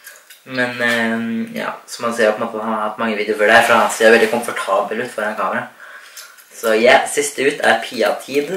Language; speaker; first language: Norwegian; native; Norwegian